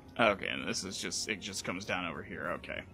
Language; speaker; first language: English; native; English